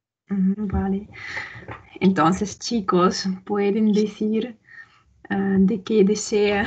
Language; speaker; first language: Spanish; non-native, fluent; Russian